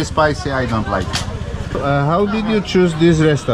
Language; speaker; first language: English; non-native, learner; Polish